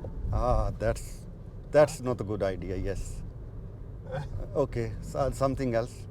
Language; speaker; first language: English; non-native, learner; Hindi